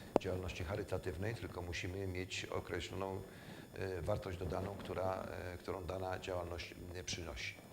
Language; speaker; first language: Polish; native; Polish